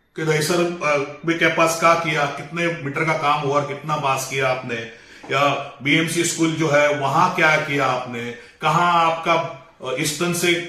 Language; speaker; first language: Hindi; non-native, local second language; Marathi